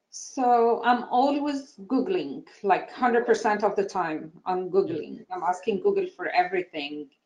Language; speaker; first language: English; non-native, fluent; Arabic